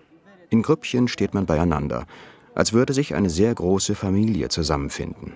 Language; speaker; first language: German; native; German